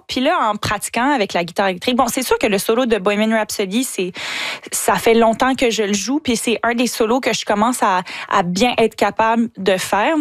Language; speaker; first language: French; native; French